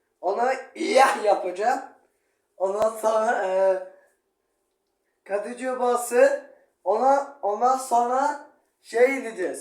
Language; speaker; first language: Turkish; non-native, learner; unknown